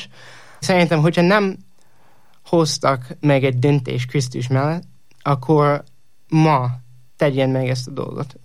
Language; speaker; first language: Hungarian; non-native, learner; English